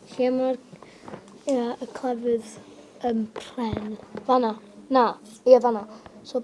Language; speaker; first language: Welsh; non-native, local second language; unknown